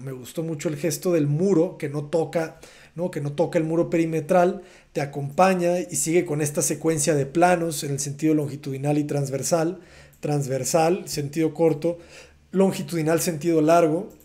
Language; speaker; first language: Spanish; native; Spanish